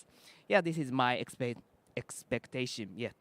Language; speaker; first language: English; non-native, learner; Japanese